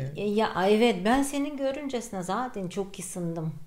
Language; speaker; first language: Turkish; non-native, fluent; Gagauz